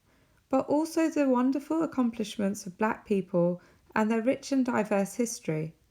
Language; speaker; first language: English; native; English